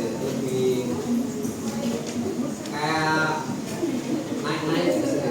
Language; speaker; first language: Indonesian; native; Indonesian